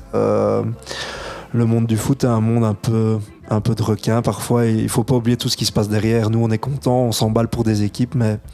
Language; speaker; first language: French; early bilingual, other home language; Italian